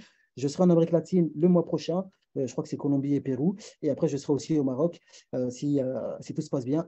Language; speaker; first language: French; native; French